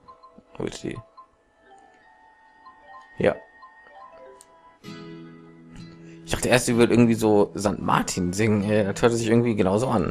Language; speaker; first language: German; native; German